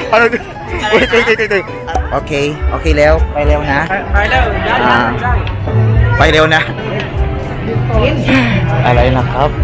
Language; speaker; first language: Thai; non-native, learner; Filipino